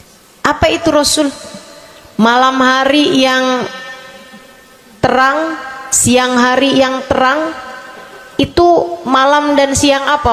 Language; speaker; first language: Indonesian; native; Indonesian